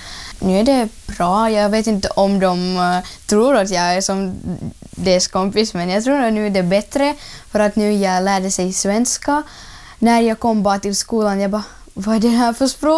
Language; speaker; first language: Swedish; non-native, learner; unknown